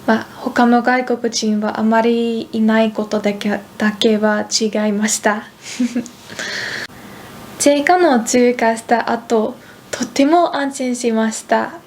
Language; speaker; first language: Japanese; non-native, fluent; Dutch